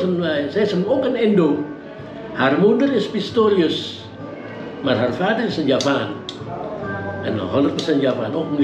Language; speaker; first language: Dutch; early bilingual, heritage; Dutch